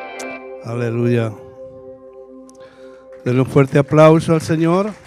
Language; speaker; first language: Spanish; native; Spanish